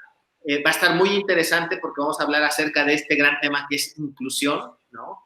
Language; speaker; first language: Spanish; native; Spanish